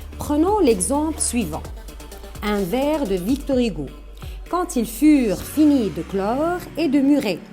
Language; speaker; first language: French; non-native, local second language; Arabic